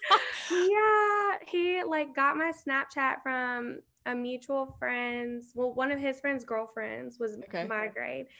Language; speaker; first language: English; native; English